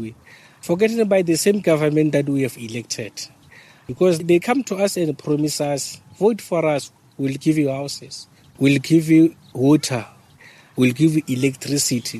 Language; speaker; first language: English; non-native, local second language; Northern Sotho